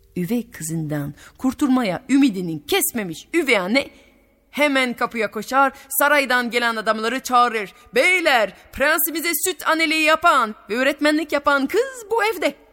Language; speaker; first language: Turkish; non-native, fluent; French